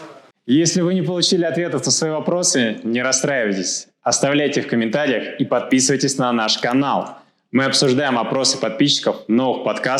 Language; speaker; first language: Russian; native; Russian